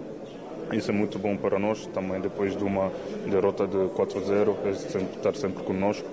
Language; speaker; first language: Portuguese; non-native, fluent; Italian